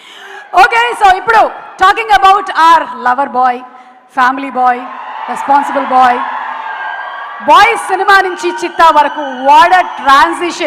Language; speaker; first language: Telugu; native; Telugu